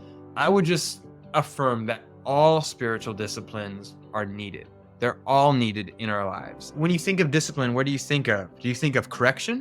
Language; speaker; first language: English; native; English